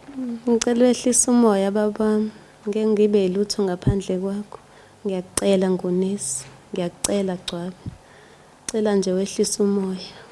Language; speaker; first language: Zulu; native; Zulu